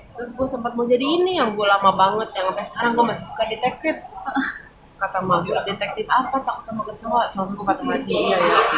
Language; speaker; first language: Indonesian; early bilingual, other home language; German